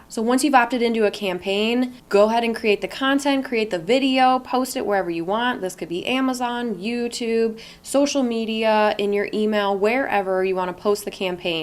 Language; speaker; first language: English; native; English